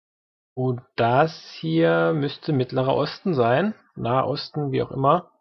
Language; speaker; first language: German; native; German